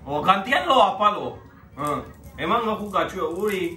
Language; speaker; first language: Indonesian; non-native, learner; Urdu